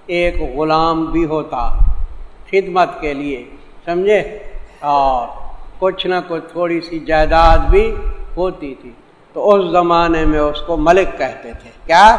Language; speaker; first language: Urdu; native; Urdu